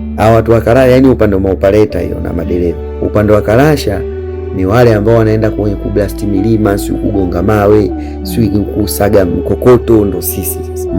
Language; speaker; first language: Swahili; native; Swahili